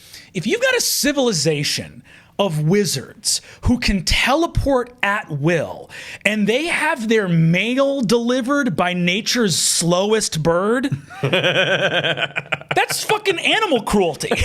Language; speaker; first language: English; native; English